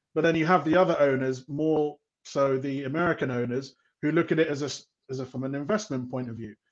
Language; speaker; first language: English; native; English